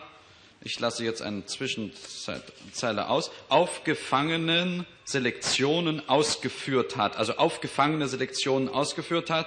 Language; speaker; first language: German; native; German